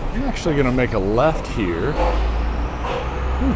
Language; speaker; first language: English; native; English